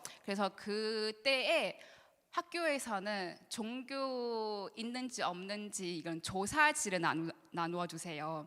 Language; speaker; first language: Korean; non-native, learner; Chinese